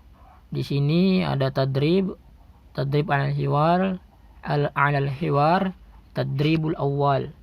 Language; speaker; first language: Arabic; non-native, fluent; Indonesian